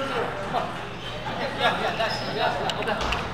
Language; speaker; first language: English; non-native, learner; Chinese